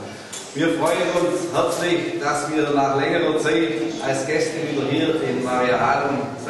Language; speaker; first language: German; native; German